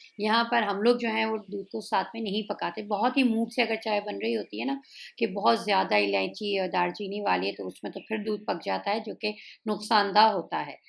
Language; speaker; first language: Urdu; native; Urdu